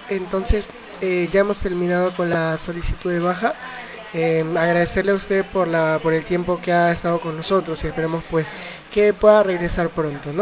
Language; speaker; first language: Spanish; native; Spanish